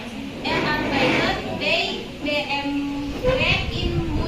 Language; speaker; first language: German; non-native, learner; Indonesian